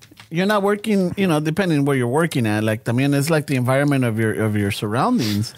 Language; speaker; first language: English; early bilingual, other home language; Spanish